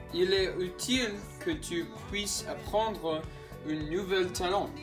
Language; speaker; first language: French; non-native, learner; English